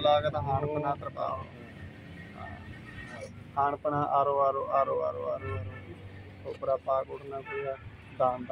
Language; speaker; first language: Filipino; non-native, learner; Punjabi